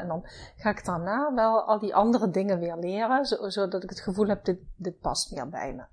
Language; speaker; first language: Dutch; native; Dutch